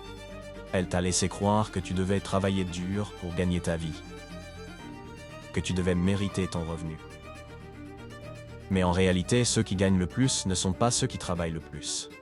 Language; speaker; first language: French; native; French